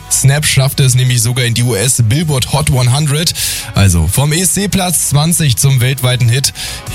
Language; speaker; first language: German; native; German